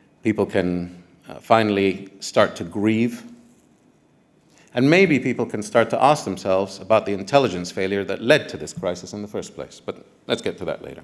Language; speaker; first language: English; non-native, fluent; Arabic